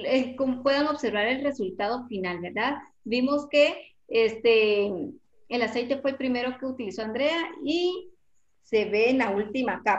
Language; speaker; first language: Spanish; native; Spanish